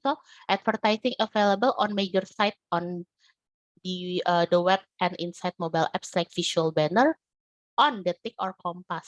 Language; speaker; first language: English; non-native, learner; Indonesian